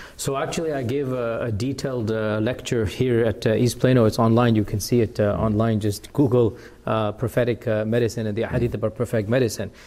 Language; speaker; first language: English; early bilingual, other home language; Urdu